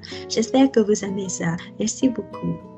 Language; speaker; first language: French; non-native, learner; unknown